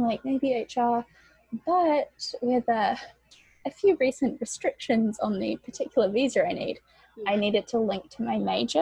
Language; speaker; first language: English; native; English